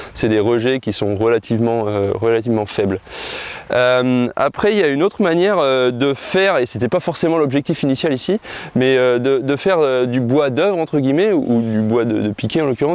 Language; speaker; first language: French; native; French